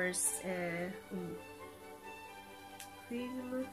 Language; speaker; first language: Italian; non-native, learner; Japanese